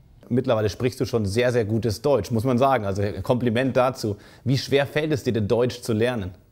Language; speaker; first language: German; native; German